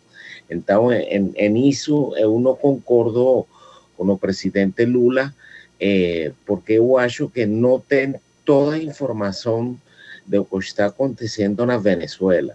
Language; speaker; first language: Portuguese; non-native, fluent; Spanish